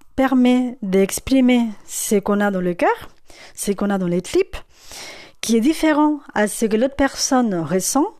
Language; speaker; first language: French; non-native, fluent; Spanish